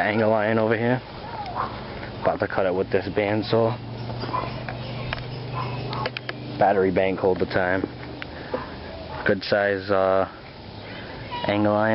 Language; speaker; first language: English; native; English